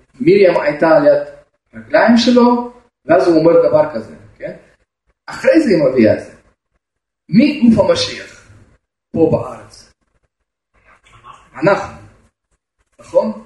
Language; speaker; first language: Hebrew; non-native, fluent; Russian